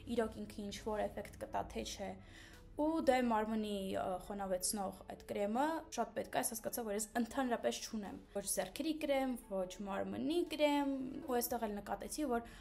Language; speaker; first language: Armenian; early bilingual, heritage; Armenian